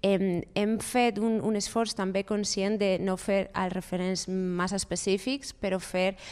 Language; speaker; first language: Catalan; non-native, fluent; Spanish